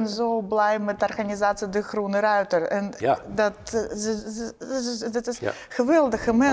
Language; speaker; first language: Dutch; non-native, learner; Ukrainian